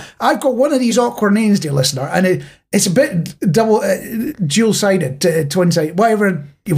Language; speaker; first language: English; native; English